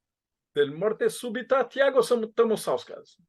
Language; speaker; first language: Spanish; non-native, fluent; Portuguese